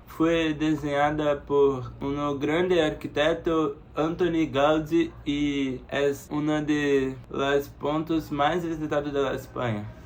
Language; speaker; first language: Spanish; non-native, learner; Portuguese